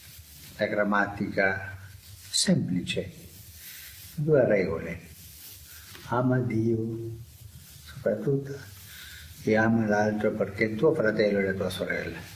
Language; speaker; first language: Italian; non-native, fluent; Spanish